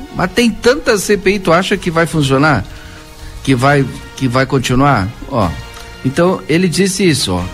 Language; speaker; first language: Portuguese; native; Portuguese